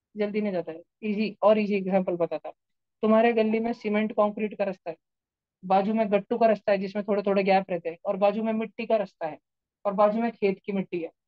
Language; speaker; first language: Hindi; non-native, local second language; Marathi